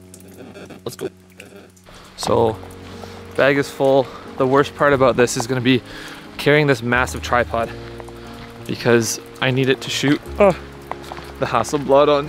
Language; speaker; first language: English; native; English